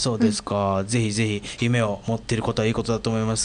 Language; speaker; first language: Japanese; native; Japanese